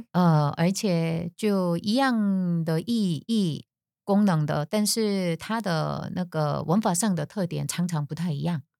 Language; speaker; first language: Chinese; non-native, fluent; Korean